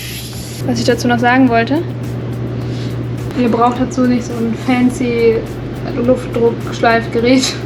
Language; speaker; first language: German; native; German